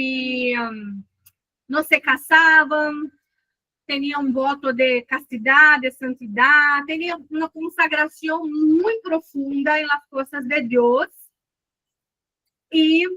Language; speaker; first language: Spanish; non-native, fluent; Portuguese